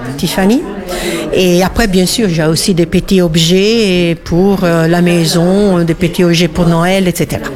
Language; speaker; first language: French; non-native, learner; Italian